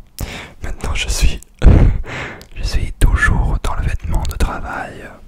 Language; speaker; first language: French; non-native, learner; English